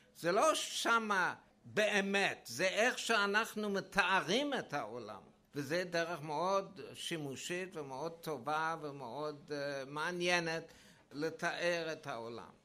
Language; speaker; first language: Hebrew; non-native, fluent; English